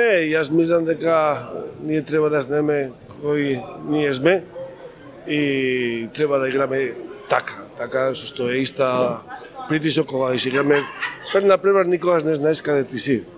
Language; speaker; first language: Macedonian; non-native, fluent; Spanish